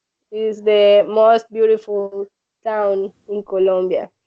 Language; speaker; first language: English; non-native, learner; Spanish